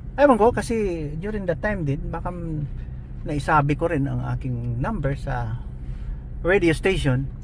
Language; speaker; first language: Filipino; non-native, local second language; Hiligaynon